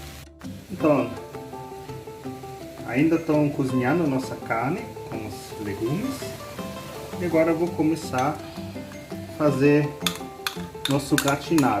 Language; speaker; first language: Portuguese; non-native, learner; German